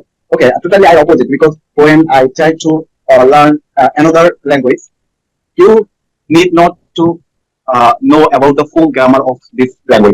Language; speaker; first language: English; non-native, learner; Bangla